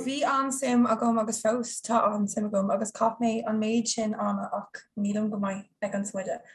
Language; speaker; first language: Irish; non-native, local second language; English